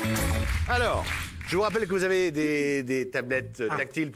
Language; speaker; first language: French; native; French